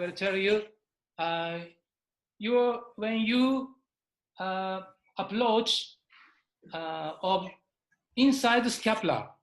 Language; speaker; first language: English; non-native, learner; Japanese